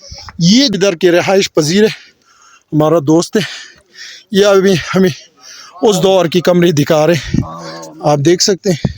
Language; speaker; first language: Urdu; non-native, local second language; Pashto